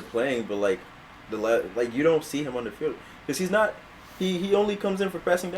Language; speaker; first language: English; native; English